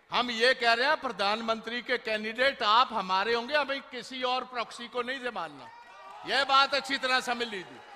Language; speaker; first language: Hindi; non-native, local second language; Punjabi